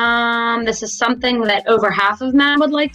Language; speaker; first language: English; native; English